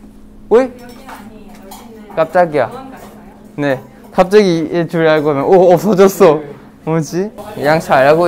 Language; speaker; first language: Korean; non-native, fluent; Thai